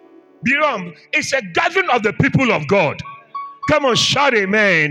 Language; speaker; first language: English; non-native, local second language; Akan